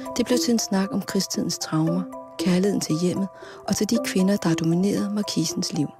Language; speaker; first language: Danish; native; Danish